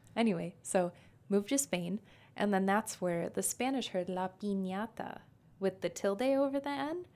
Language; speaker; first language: English; native; English